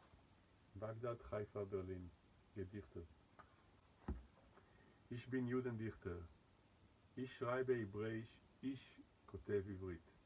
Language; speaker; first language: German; non-native, learner; Hebrew